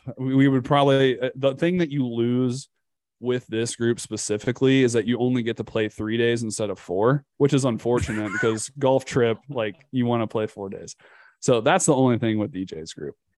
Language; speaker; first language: English; native; English